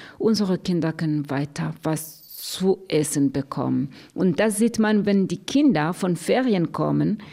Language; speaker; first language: German; non-native, fluent; Rundi